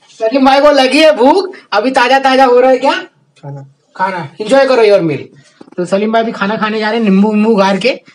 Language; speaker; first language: Hindi; native; Hindi